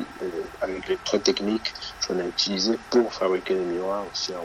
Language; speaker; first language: French; non-native, fluent; Spanish